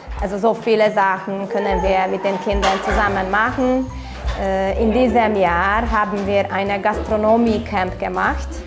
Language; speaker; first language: German; non-native, local second language; Hungarian